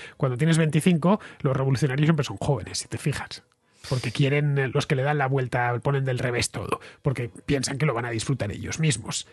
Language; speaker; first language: Spanish; native; Spanish